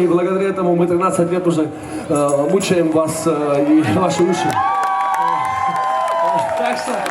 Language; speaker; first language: Russian; non-native, fluent; Georgian